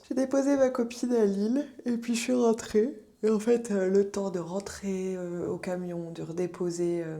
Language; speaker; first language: French; native; French